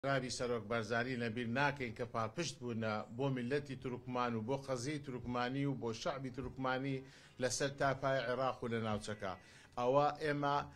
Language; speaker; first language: Central Kurdish; non-native, local second language; Azerbaijani